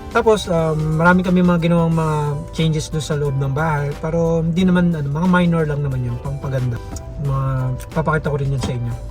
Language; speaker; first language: Filipino; native; Filipino